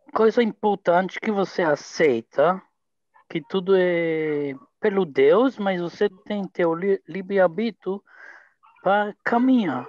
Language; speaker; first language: Portuguese; non-native, fluent; Hebrew